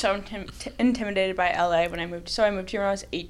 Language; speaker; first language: English; native; English